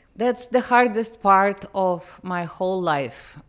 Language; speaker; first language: English; non-native, fluent; Russian